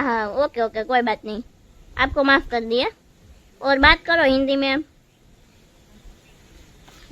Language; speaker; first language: Hindi; non-native, local second language; Gujarati